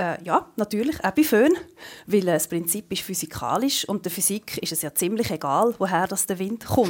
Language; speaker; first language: German; native; German